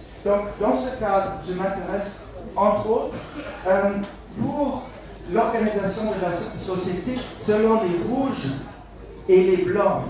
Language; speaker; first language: French; non-native, fluent; German